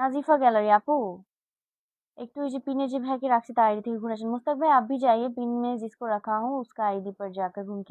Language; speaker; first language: Hindi; non-native, learner; Bangla